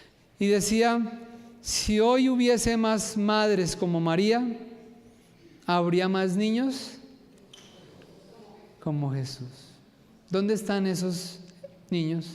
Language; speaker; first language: Spanish; native; Spanish